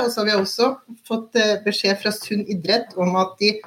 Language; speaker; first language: Norwegian; native; Norwegian